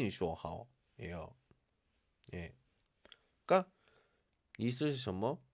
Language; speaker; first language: Chinese; non-native, learner; Korean